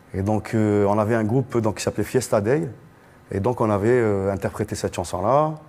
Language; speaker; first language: French; non-native, local second language; Arabic